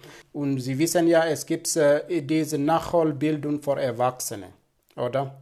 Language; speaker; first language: German; non-native, fluent; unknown